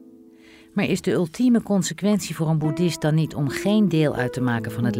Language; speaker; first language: Dutch; native; Dutch